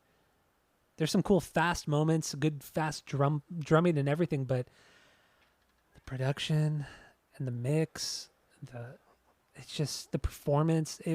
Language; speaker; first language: English; native; English